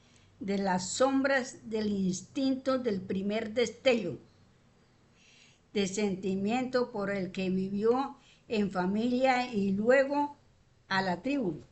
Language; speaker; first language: Spanish; native; Spanish